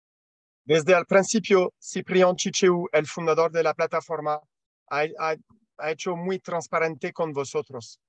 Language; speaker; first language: Spanish; non-native, learner; French